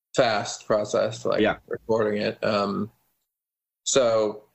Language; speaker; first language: English; native; English